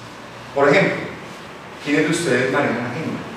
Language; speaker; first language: Spanish; native; Spanish